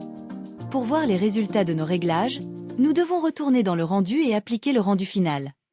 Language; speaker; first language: French; native; French